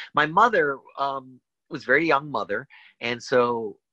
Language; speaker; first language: English; native; English